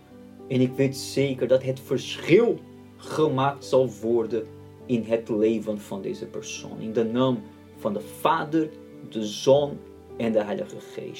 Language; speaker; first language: Dutch; non-native, fluent; Portuguese